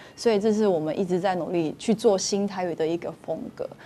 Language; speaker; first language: Chinese; non-native, local second language; Min Nan Chinese